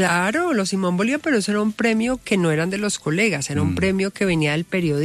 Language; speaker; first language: Spanish; native; Spanish